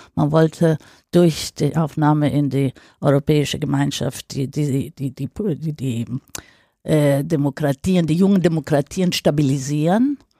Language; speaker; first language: German; non-native, fluent; Greek